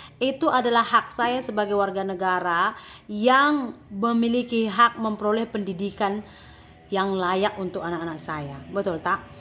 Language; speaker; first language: Indonesian; native; Indonesian